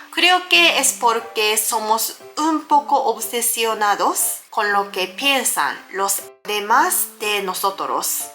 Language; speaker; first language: Spanish; non-native, learner; Japanese